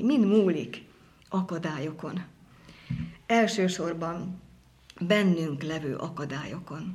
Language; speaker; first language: Hungarian; native; Hungarian